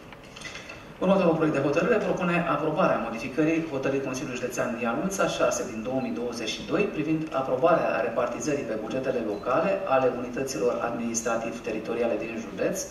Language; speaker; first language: Romanian; native; Romanian